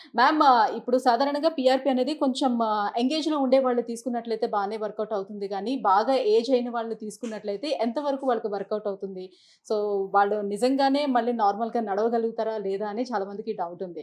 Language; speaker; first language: Telugu; native; Telugu